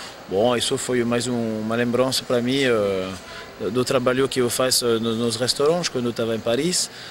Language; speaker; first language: Portuguese; non-native, fluent; French